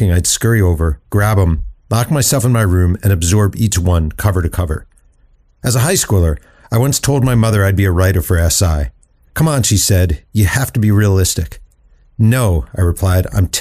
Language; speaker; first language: English; native; English